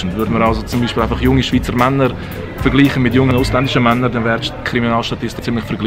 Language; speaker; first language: German; early bilingual, other home language; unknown